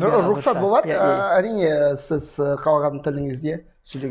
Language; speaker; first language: Kazakh; non-native, fluent; Russian